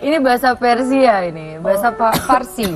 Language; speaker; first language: Indonesian; native; Indonesian